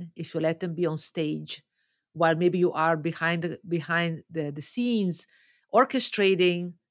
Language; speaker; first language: English; non-native, fluent; Italian